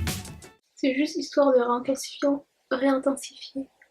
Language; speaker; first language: French; native; French